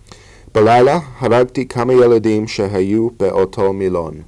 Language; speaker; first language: Hebrew; early bilingual, heritage; English